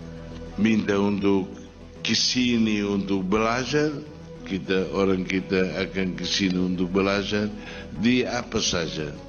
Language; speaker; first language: Indonesian; non-native, learner; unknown